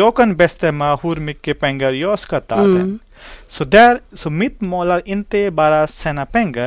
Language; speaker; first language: Swedish; non-native, learner; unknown